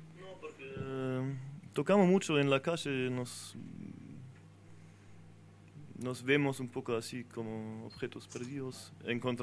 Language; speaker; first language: Spanish; non-native, fluent; French